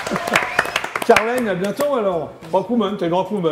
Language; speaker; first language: French; native; French